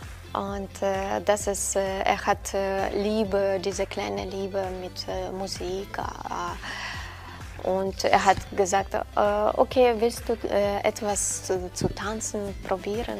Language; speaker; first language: German; non-native, learner; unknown